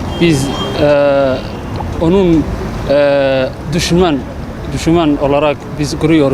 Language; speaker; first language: Turkish; non-native, learner; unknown